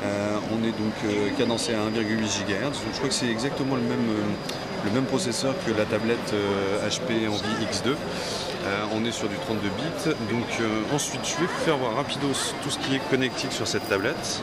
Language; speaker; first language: French; native; French